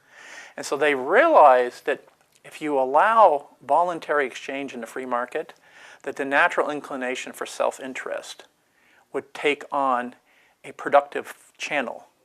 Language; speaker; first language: English; native; English